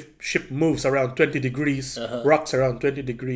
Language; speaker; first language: English; non-native, local second language; Filipino